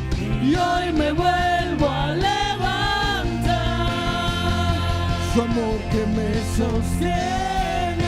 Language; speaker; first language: Spanish; native; Spanish